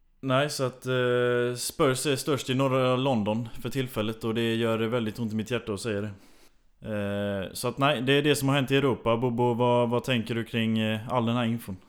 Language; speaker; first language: Swedish; native; Swedish